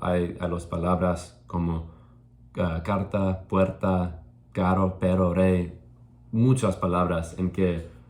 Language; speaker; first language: Spanish; non-native, learner; English